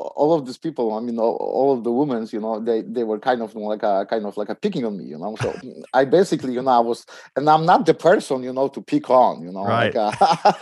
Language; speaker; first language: English; non-native, fluent; Polish